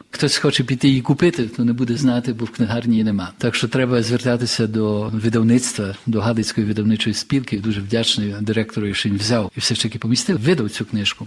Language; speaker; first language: Ukrainian; early bilingual, heritage; Ukrainian